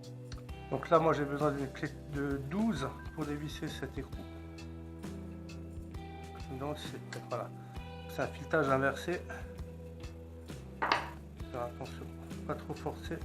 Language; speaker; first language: French; native; French